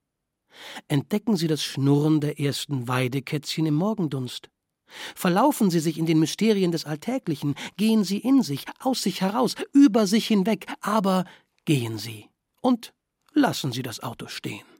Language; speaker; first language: German; native; German